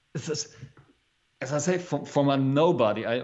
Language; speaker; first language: English; non-native, fluent; German